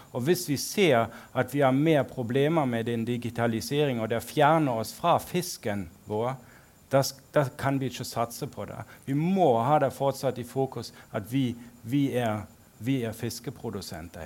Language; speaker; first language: Norwegian; non-native, fluent; German